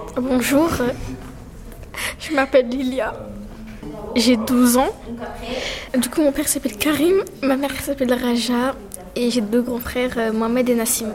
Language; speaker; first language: French; early bilingual, other home language; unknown